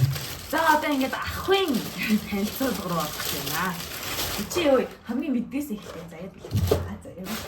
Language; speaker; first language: Mongolian; native; Mongolian